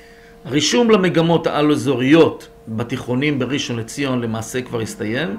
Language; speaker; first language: Hebrew; native; Hebrew